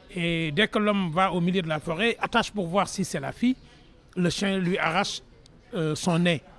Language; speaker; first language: French; non-native, local second language; Wolof